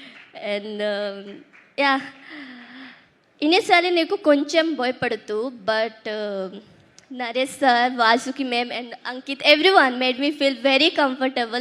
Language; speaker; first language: Telugu; non-native, local second language; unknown